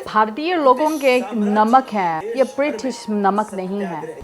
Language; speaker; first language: Hindi; non-native, fluent; Chinese